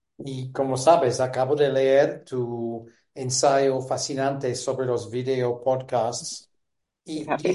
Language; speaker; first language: Spanish; non-native, fluent; English